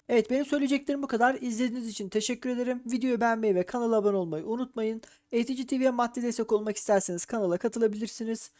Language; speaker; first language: Turkish; native; Turkish